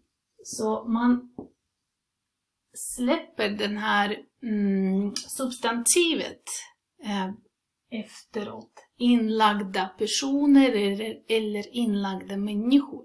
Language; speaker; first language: Swedish; non-native, fluent; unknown